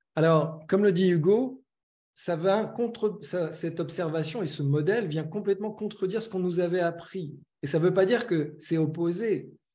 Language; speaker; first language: French; native; French